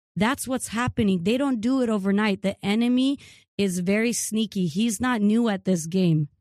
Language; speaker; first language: English; early bilingual, other home language; Ukrainian